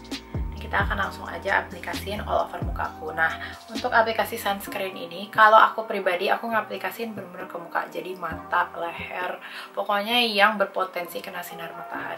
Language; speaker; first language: Indonesian; native; Indonesian